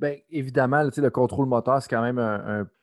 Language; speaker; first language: French; native; French